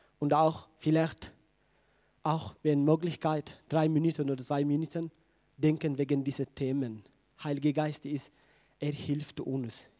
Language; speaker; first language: German; non-native, learner; Tigrinya